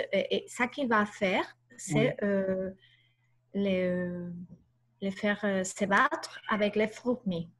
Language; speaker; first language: French; non-native, learner; Spanish